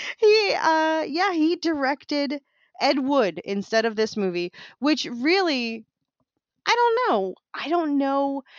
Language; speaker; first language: English; native; English